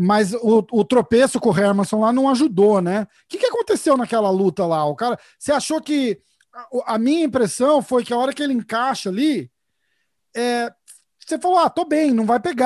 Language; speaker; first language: Portuguese; native; Portuguese